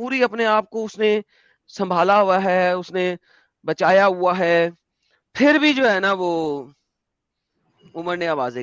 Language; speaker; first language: Hindi; native; Hindi